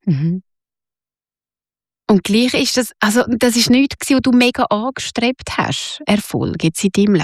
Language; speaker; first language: German; native; German